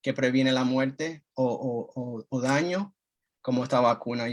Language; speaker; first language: Spanish; early bilingual, heritage; Spanish